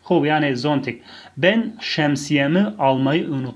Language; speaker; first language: Turkish; non-native, fluent; Tajik